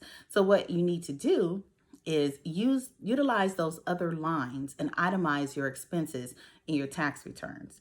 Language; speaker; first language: English; native; English